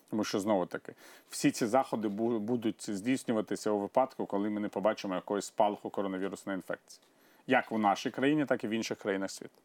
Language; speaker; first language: Ukrainian; non-native, local second language; Russian